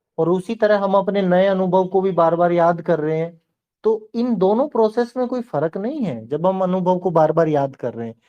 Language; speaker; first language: Hindi; native; Hindi